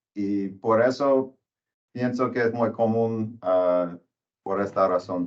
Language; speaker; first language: Spanish; non-native, learner; English